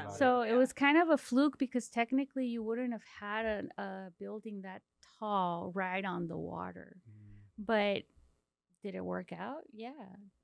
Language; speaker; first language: English; early bilingual, other home language; Spanish